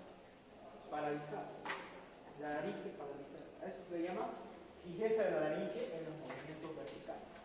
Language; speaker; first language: Spanish; native; Spanish